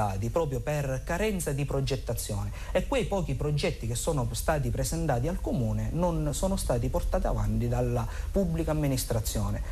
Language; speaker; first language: Italian; native; Italian